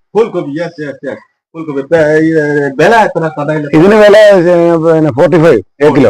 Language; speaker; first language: Malayalam; non-native, learner; Assamese